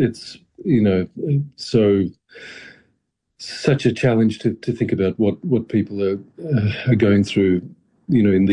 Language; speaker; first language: English; early bilingual, other home language; Russian